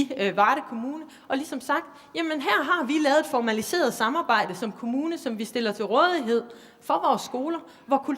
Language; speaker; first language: Danish; native; Danish